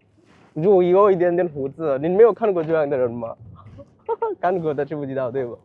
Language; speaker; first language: Chinese; non-native, learner; Bangla